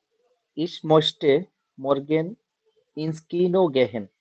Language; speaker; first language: German; non-native, learner; Bangla